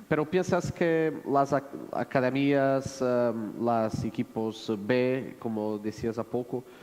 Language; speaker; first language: Spanish; non-native, fluent; Portuguese